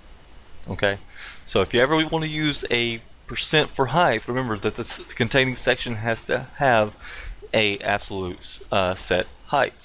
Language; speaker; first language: English; native; English